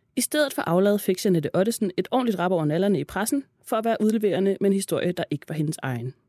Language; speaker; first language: Danish; native; Danish